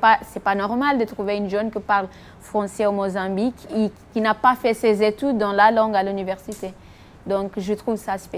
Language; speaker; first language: French; non-native, fluent; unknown